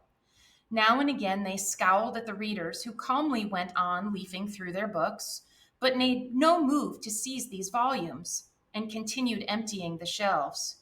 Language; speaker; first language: English; native; English